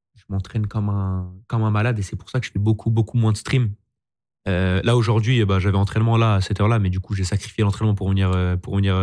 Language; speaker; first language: French; native; French